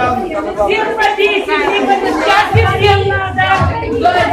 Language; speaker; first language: Russian; native; Russian